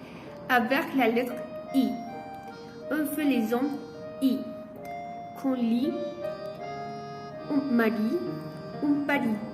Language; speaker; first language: French; non-native, learner; Spanish